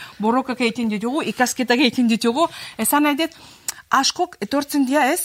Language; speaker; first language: Basque; non-native, fluent; Azerbaijani